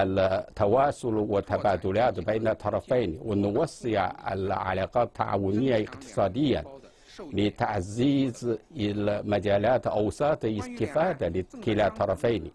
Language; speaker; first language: Arabic; non-native, fluent; Chinese